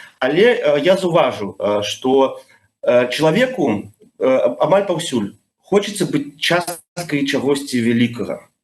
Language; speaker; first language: Belarusian; non-native, local second language; Russian